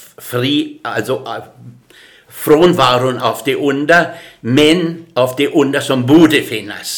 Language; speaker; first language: Swedish; non-native, fluent; German